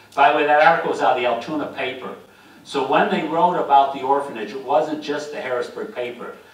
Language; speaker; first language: English; native; English